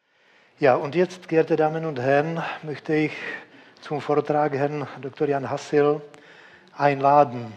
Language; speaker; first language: German; non-native, fluent; Czech